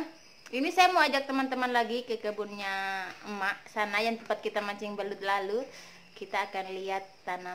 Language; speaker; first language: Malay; non-native, local second language; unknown